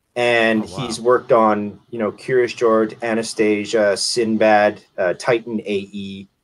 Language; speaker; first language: English; native; English